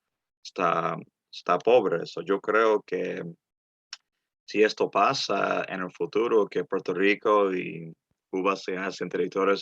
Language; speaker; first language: Spanish; early bilingual, heritage; Spanish